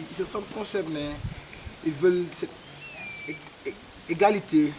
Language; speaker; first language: French; non-native, local second language; Wolof